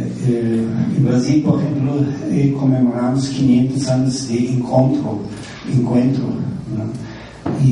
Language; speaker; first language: Spanish; non-native, fluent; German